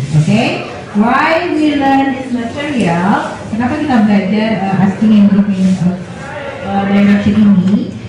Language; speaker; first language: English; non-native, learner; Indonesian